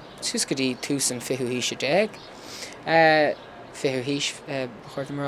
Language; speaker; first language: Irish; early bilingual, heritage; English